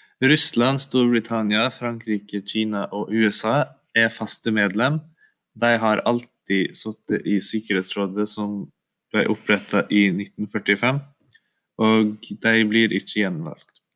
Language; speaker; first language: Norwegian; native; Norwegian